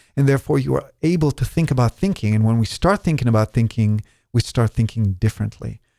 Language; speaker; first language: English; non-native, fluent; Hebrew